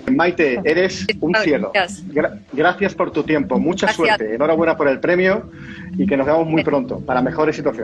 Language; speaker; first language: Spanish; native; Spanish